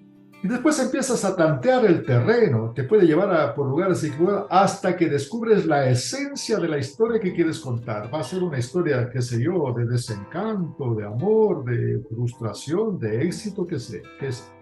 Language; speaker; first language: Spanish; native; Spanish